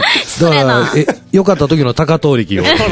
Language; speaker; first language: Japanese; native; Japanese